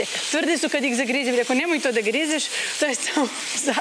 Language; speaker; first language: Serbian; native; Serbian